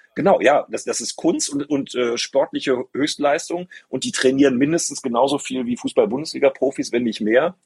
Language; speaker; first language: German; native; German